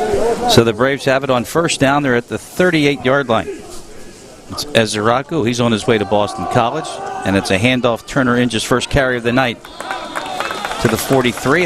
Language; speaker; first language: English; native; English